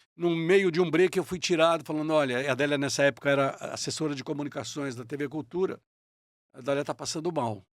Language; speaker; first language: Portuguese; early bilingual, other home language; Italian